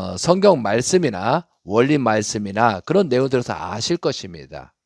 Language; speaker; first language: Korean; native; Korean